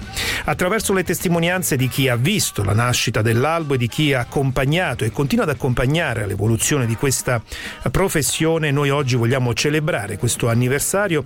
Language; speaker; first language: Italian; native; Italian